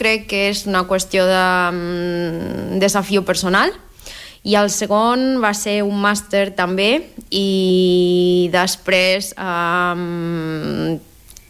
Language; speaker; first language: Catalan; non-native, fluent; Spanish